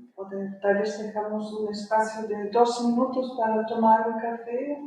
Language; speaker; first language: Spanish; non-native, fluent; German